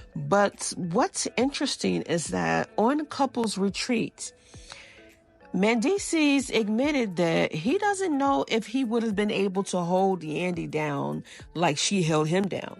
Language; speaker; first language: English; native; English